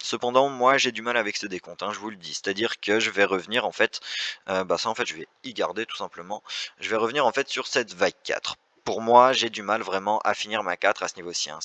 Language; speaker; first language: French; native; French